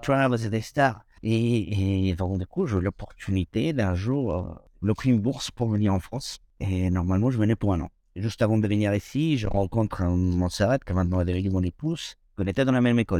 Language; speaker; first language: French; non-native, fluent; Spanish